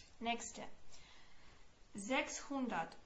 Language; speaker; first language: German; non-native, fluent; Ukrainian